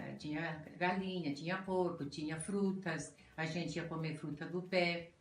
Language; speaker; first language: Portuguese; non-native, fluent; Italian